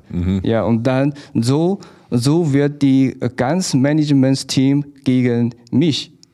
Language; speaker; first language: German; non-native, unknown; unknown